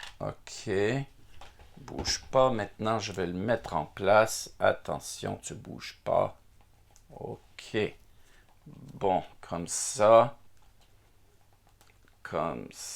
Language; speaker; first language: French; native; French